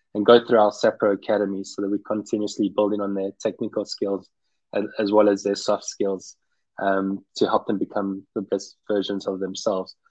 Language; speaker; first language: English; native; English